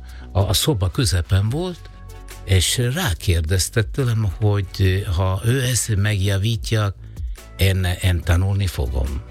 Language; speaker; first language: Hungarian; non-native, fluent; Italian